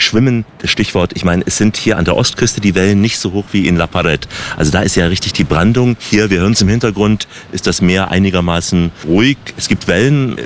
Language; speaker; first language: German; native; German